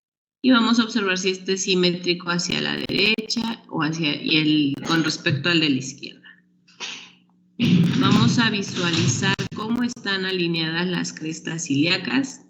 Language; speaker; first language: Spanish; native; Spanish